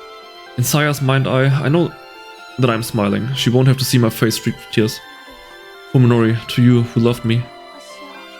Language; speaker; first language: English; native; English